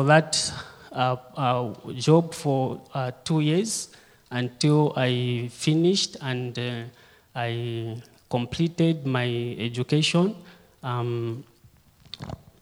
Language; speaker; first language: English; non-native, local second language; Bemba